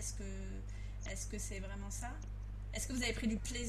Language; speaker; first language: French; native; French